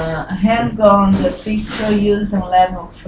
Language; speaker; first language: English; non-native, learner; Portuguese